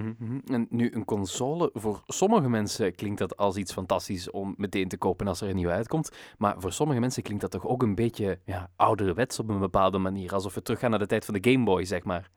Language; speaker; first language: Dutch; native; Dutch